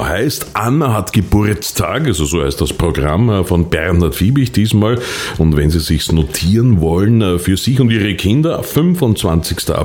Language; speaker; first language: German; native; German